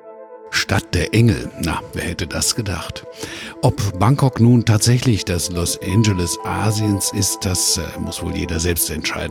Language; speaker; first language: German; native; German